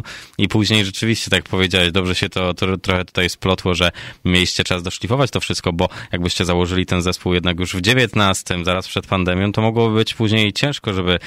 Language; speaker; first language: Polish; native; Polish